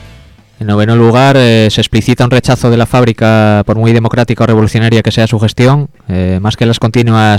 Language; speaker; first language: Spanish; native; Spanish